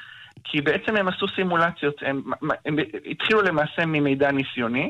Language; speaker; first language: Hebrew; native; Hebrew